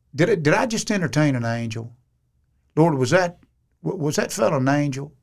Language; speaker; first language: English; native; English